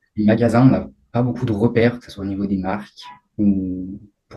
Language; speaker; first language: French; native; French